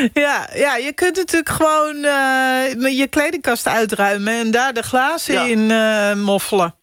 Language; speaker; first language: Dutch; native; Dutch